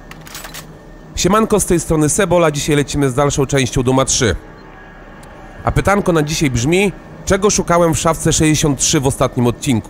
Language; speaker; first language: Polish; native; Polish